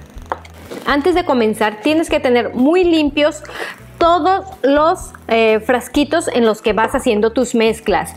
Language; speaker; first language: Spanish; native; Spanish